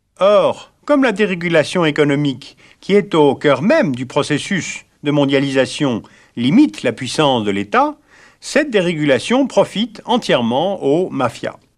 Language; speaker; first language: French; native; French